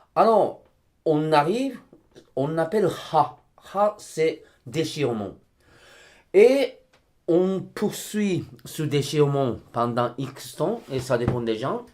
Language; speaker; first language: French; non-native, fluent; Japanese